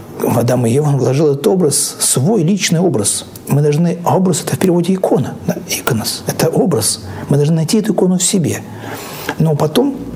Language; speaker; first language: Russian; native; Russian